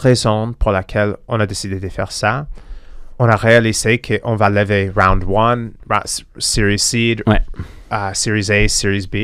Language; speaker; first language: French; non-native, fluent; English